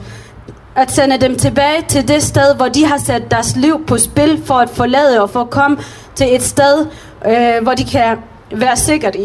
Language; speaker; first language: Danish; early bilingual, other home language; Arabic